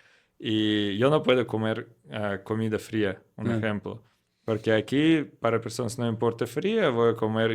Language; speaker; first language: Spanish; non-native, learner; Russian